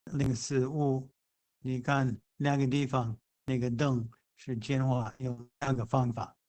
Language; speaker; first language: Chinese; non-native, fluent; English